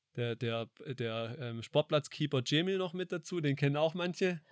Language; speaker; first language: German; native; German